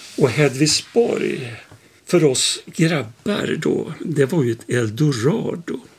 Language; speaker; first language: Swedish; native; Swedish